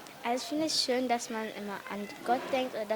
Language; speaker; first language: German; early bilingual, other home language; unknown